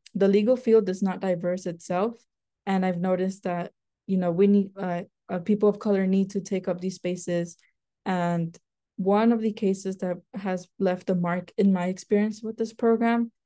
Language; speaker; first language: English; native; English